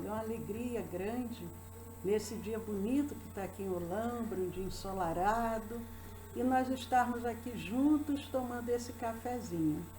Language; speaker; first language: Portuguese; native; Portuguese